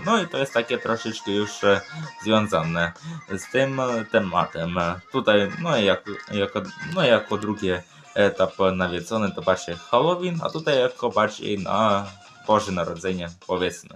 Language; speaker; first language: Polish; early bilingual, other home language; Ukrainian